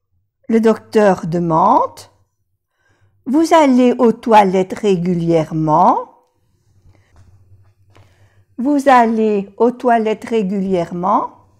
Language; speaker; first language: French; non-native, fluent; Spanish